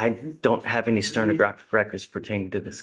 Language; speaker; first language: English; native; English